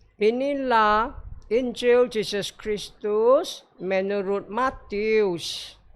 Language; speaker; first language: Malay; non-native, local second language; Chinese